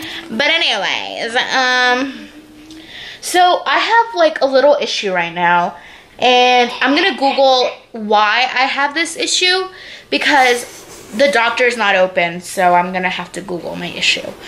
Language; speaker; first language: English; early bilingual, other home language; Spanish